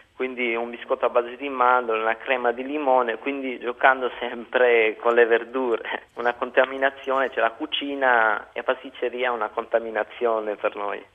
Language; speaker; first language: Italian; early bilingual, other home language; Albanian